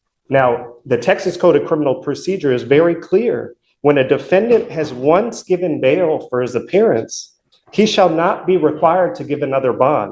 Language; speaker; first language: English; native; English